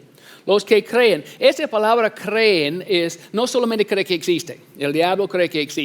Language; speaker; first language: Spanish; non-native, fluent; English